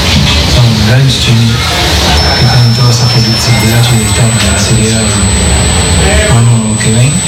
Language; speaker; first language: Portuguese; non-native, fluent; Spanish